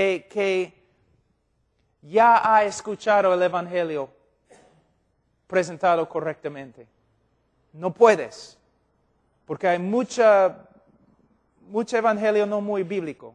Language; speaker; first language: Spanish; non-native, fluent; English